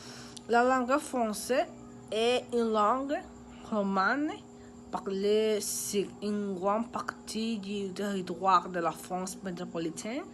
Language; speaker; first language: French; non-native, learner; Spanish